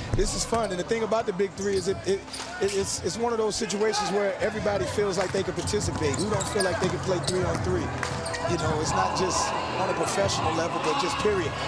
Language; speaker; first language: English; native; English